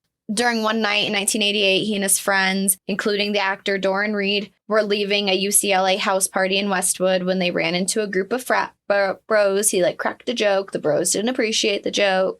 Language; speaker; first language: English; native; English